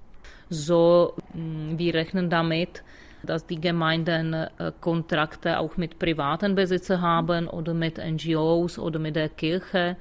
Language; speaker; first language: German; non-native, fluent; Czech